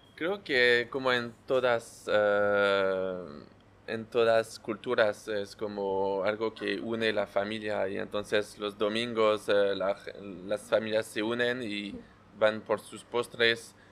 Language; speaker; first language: Spanish; non-native, fluent; French